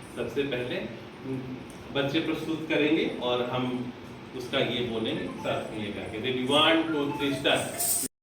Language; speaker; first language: Hindi; non-native, local second language; Bangla